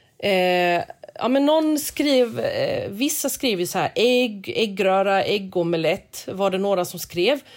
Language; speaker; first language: Swedish; early bilingual, other home language; Korean